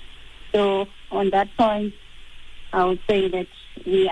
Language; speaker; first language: English; non-native, local second language; Xhosa